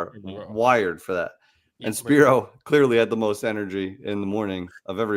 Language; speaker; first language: English; native; English